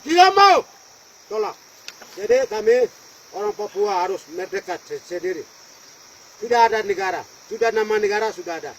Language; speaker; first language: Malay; non-native, local second language; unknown